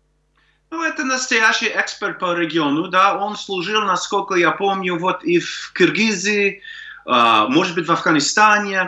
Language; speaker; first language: Russian; non-native, fluent; English